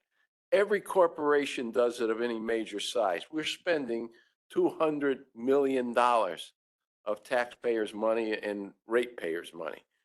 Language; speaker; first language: English; native; English